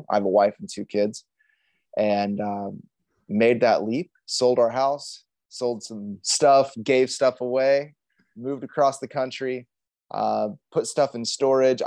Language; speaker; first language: English; native; English